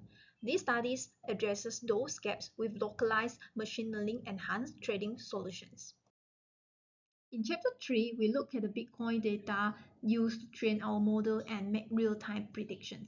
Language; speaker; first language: English; non-native, local second language; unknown